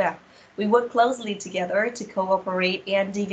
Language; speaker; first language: English; non-native, fluent; Vietnamese